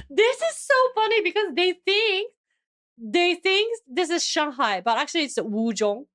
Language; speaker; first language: English; non-native, fluent; Japanese